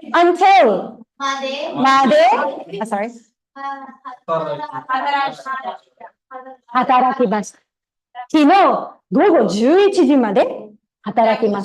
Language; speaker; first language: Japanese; non-native, fluent; Tamil